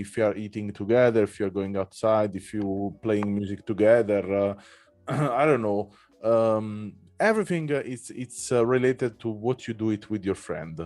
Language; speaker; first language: English; non-native, fluent; Italian